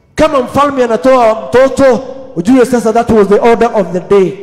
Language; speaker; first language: English; non-native, local second language; Swahili